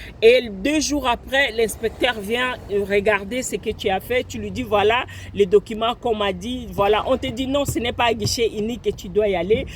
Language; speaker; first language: French; non-native, local second language; Lingala